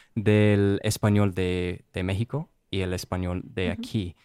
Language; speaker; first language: Spanish; non-native, fluent; English